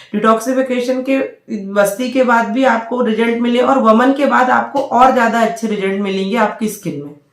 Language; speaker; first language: Hindi; native; Hindi